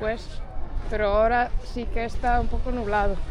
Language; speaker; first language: Spanish; non-native, fluent; Estonian